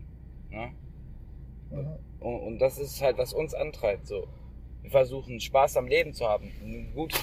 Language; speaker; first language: German; native; German